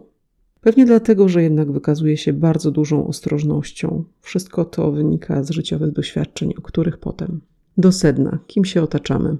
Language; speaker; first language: Polish; native; Polish